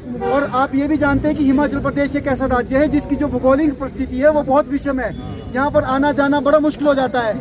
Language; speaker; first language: Hindi; native; Hindi